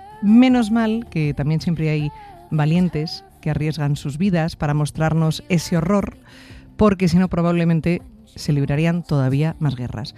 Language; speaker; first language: Spanish; native; Spanish